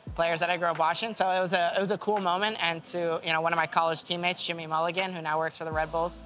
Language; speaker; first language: English; native; English